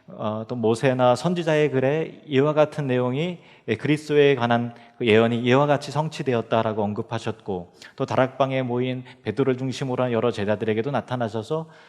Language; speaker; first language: Korean; native; Korean